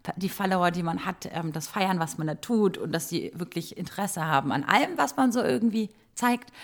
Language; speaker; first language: German; early bilingual, other home language; Croatian